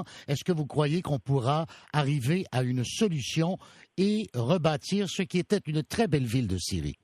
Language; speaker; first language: French; native; French